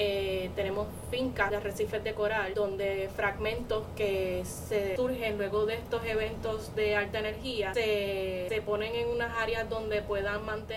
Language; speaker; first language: Spanish; native; Spanish